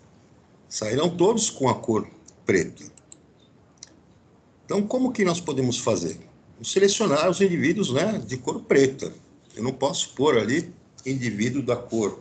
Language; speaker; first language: Portuguese; native; Portuguese